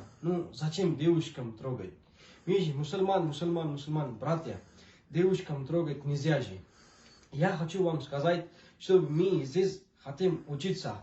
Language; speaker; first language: Russian; non-native, learner; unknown